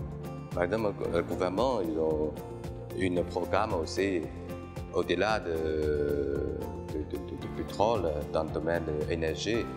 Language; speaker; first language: French; non-native, fluent; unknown